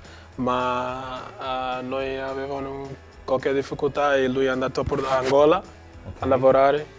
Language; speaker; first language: Italian; non-native, learner; Portuguese